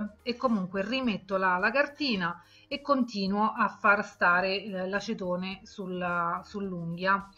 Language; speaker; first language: Italian; native; Italian